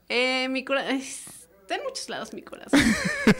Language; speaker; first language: Spanish; native; Spanish